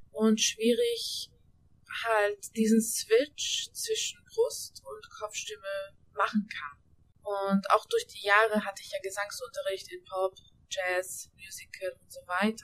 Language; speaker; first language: German; early bilingual, other home language; Hungarian